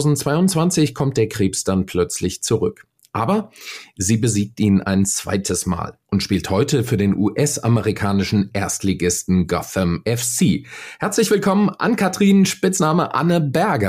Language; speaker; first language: German; native; German